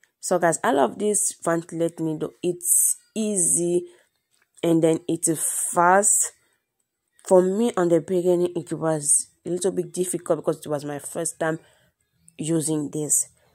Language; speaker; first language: English; non-native, learner; Lingala